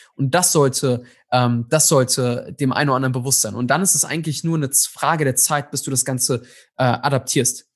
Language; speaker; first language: German; early bilingual, other home language; Tigrinya